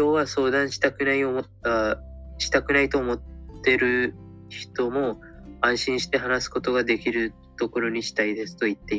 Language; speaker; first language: Japanese; non-native, fluent; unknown